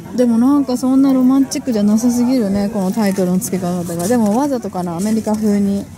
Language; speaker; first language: Japanese; native; Japanese